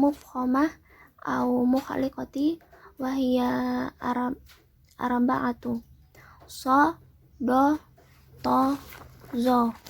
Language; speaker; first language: Arabic; non-native, learner; Indonesian